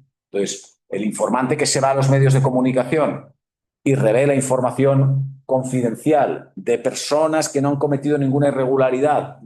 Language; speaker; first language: Spanish; native; Spanish